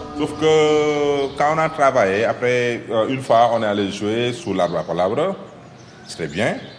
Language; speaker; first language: French; non-native, local second language; Wolof